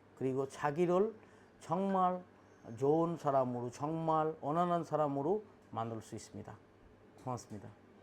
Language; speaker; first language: Korean; non-native, learner; Bangla